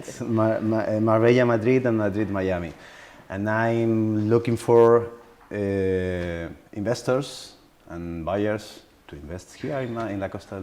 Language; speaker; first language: English; non-native, learner; Spanish